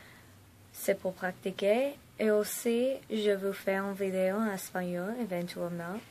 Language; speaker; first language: French; non-native, learner; English